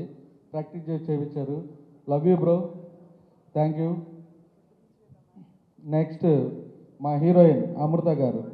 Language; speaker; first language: Telugu; native; Telugu